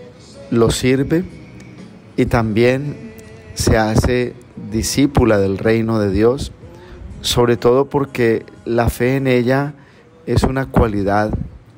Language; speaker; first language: Spanish; native; Spanish